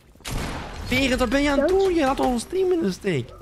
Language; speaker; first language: Dutch; native; Dutch